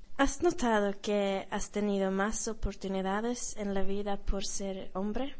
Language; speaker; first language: Spanish; non-native, fluent; Swedish